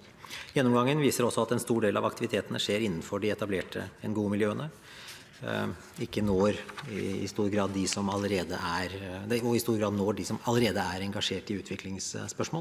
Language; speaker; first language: Norwegian; native; Norwegian